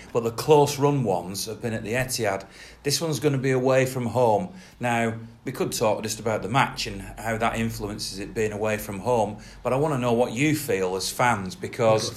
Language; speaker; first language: English; native; English